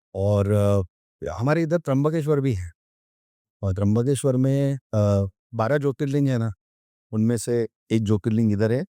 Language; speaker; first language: Hindi; non-native, local second language; Marathi